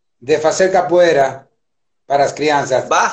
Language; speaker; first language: Portuguese; non-native, learner; Spanish